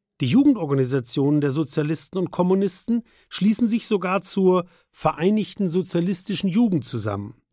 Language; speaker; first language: German; native; German